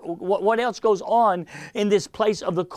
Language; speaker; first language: English; native; English